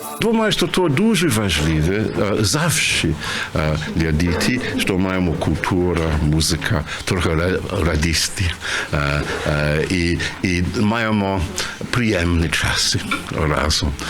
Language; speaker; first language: Ukrainian; non-native, learner; English